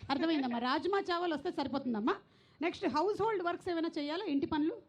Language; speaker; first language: Telugu; native; Telugu